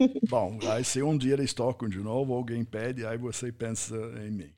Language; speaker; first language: Portuguese; non-native, fluent; English